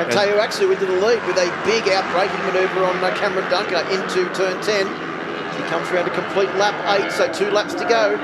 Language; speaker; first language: English; native; English